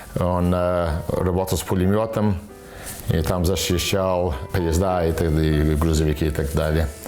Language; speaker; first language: Russian; early bilingual, heritage; Russian